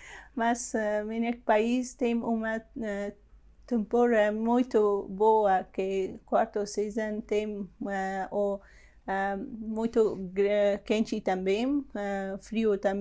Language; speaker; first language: Portuguese; non-native, learner; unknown